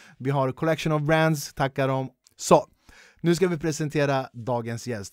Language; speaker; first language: Swedish; early bilingual, other home language; Kurdish